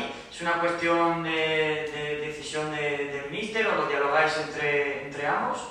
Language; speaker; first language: Spanish; native; Spanish